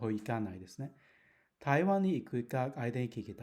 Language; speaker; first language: Japanese; non-native, fluent; Cantonese